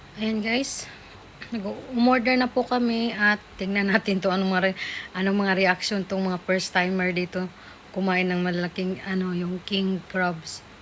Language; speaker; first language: Filipino; non-native, local second language; Cebuano